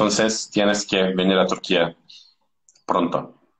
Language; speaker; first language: Spanish; non-native, learner; Turkish